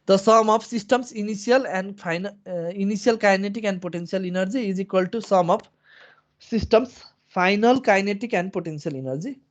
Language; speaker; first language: English; non-native, local second language; Nepali